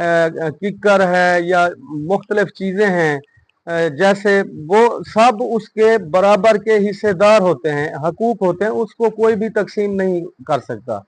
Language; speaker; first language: Hindi; non-native, local second language; Punjabi